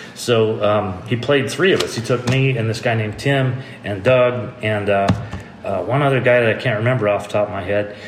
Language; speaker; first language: English; native; English